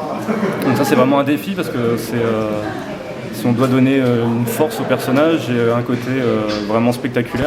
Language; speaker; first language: French; native; French